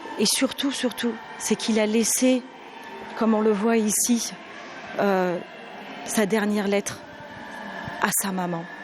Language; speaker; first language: French; early bilingual, other home language; Arabic